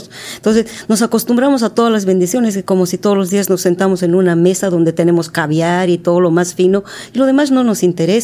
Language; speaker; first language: Spanish; native; Spanish